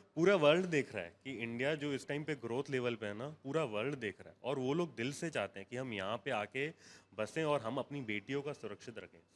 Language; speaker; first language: Hindi; non-native, local second language; Gujarati